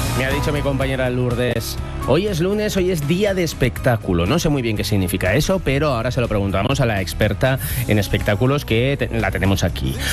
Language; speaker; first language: Spanish; native; Spanish